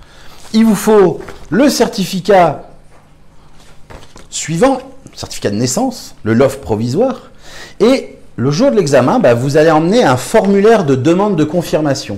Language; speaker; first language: French; native; French